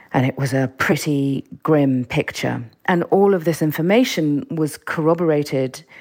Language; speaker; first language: English; native; English